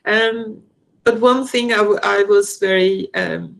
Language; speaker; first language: English; non-native, fluent; Norwegian